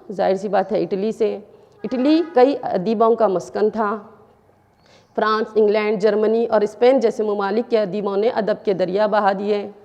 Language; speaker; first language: Urdu; native; Urdu